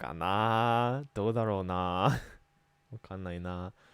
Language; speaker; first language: Japanese; non-native, fluent; English